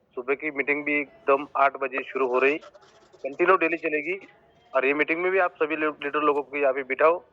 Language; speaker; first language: Hindi; non-native, local second language; Marathi